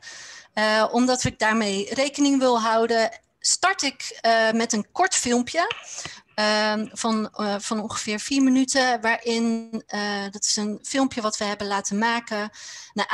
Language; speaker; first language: Dutch; native; Dutch